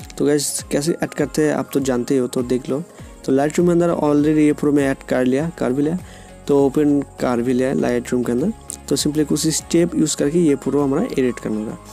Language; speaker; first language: Hindi; non-native, local second language; Bangla